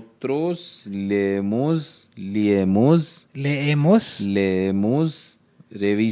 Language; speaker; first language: Spanish; non-native, learner; Hindi